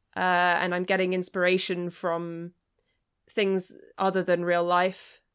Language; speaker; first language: English; native; English